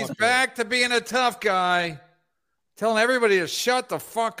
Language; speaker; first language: English; native; English